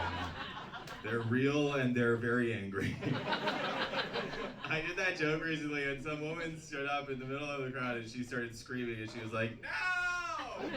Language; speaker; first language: English; native; English